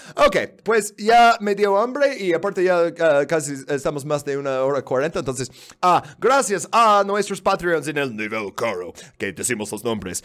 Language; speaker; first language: Spanish; non-native, fluent; English